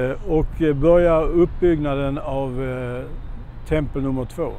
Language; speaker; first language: Swedish; non-native, fluent; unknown